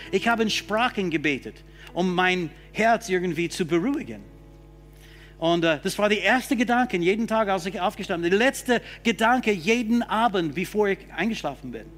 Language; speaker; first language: German; non-native, fluent; English